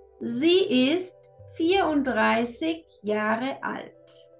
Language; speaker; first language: German; non-native, fluent; Spanish